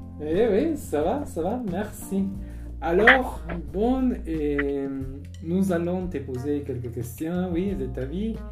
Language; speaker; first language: French; non-native, fluent; Spanish